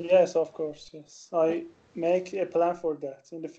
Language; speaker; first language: English; non-native, learner; Persian